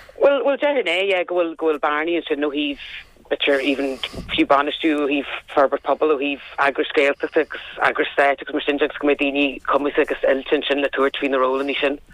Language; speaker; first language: Irish; native; Irish